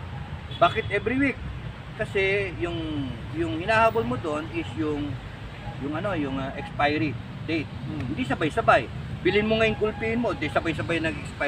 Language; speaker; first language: Filipino; native; Filipino